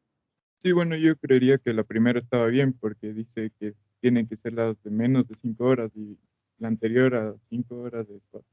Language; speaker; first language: Spanish; native; Spanish